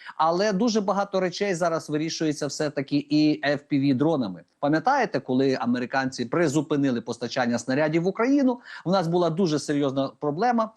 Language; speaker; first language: Ukrainian; native; Ukrainian